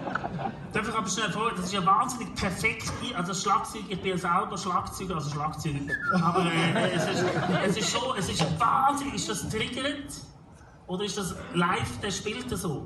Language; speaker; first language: German; native; German